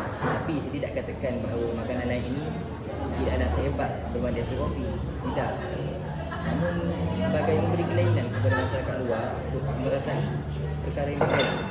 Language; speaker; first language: Malay; native; Malay